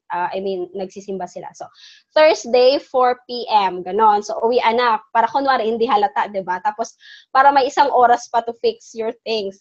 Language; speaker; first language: Filipino; non-native, local second language; Cebuano